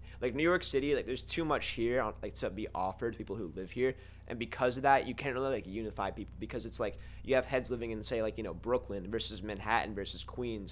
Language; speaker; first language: English; native; English